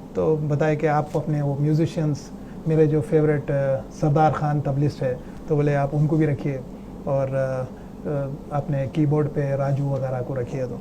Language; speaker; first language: Hindi; non-native, local second language; Urdu